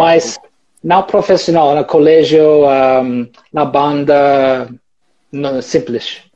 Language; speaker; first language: Portuguese; non-native, learner; English